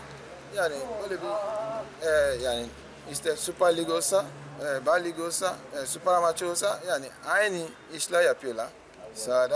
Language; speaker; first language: Turkish; non-native, learner; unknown